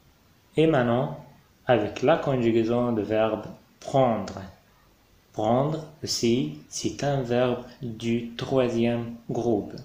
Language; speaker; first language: French; non-native, fluent; Arabic